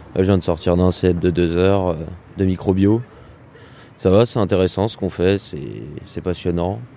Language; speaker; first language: French; native; French